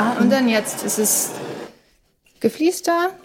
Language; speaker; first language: German; non-native, learner; English